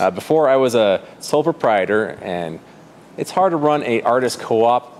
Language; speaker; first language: English; native; English